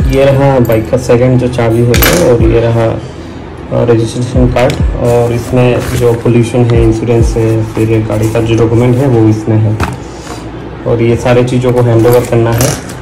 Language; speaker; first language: Hindi; non-native, local second language; Bangla